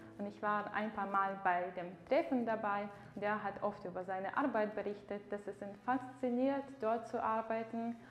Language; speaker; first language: German; non-native, fluent; Ukrainian